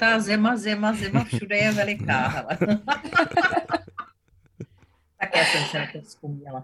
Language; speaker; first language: Czech; native; Czech